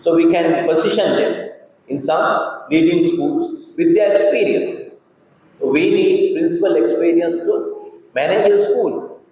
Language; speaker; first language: English; non-native, local second language; Sinhala